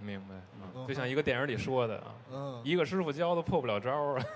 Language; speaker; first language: Chinese; native; Chinese